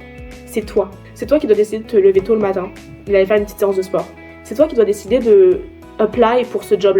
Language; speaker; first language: French; native; French